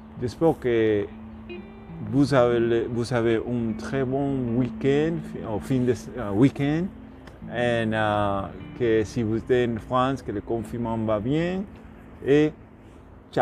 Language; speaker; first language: French; non-native, learner; Spanish